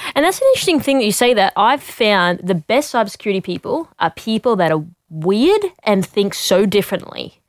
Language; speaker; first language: English; native; English